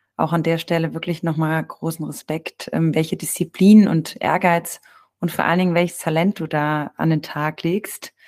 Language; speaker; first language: German; native; German